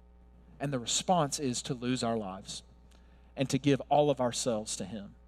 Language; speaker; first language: English; native; English